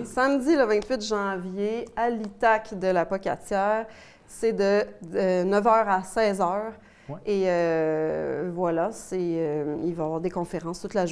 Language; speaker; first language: French; native; French